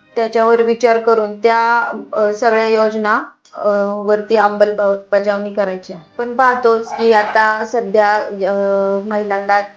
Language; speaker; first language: Marathi; native; Marathi